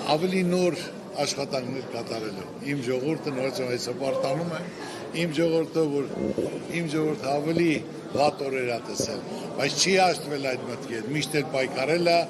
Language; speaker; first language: Armenian; native; Armenian